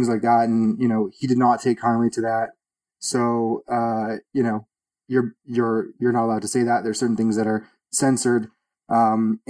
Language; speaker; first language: English; native; English